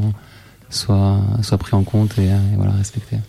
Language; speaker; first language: French; native; French